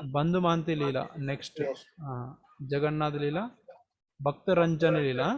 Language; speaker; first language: Hindi; non-native, local second language; Telugu